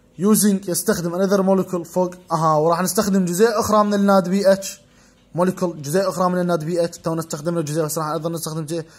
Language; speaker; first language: Arabic; native; Arabic